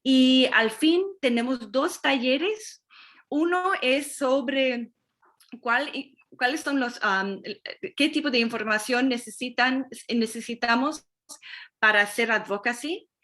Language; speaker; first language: Spanish; non-native, fluent; English